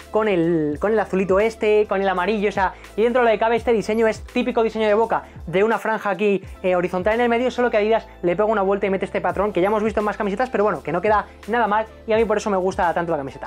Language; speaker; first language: Spanish; native; Spanish